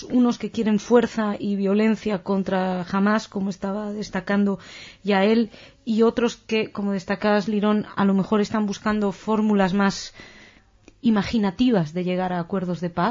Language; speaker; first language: Spanish; native; Spanish